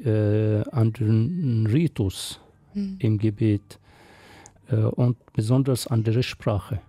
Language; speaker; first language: German; non-native, fluent; Arabic